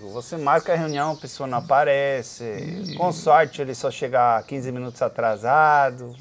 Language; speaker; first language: Portuguese; non-native, fluent; Dutch